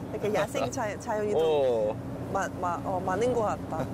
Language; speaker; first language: Korean; non-native, fluent; Russian